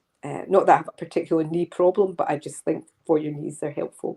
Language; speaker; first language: English; native; English